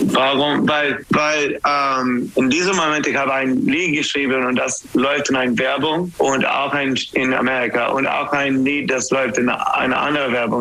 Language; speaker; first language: German; non-native, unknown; English